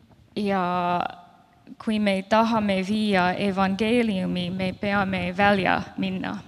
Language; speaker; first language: Estonian; non-native, learner; Finnish